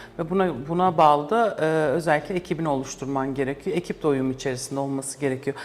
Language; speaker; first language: Turkish; early bilingual, heritage; Turkish